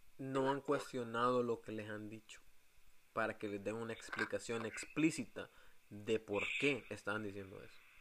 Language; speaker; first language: Spanish; native; Spanish